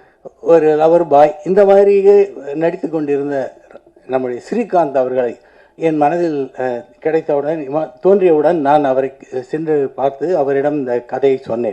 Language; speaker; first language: Tamil; native; Tamil